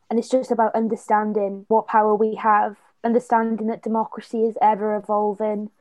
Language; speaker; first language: English; native; English